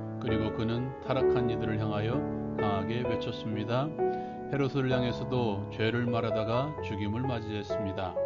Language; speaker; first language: Korean; native; Korean